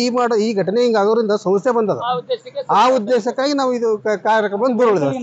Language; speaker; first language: Kannada; native; Kannada